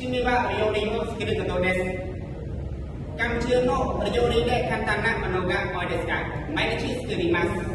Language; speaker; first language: Japanese; non-native, learner; Khmer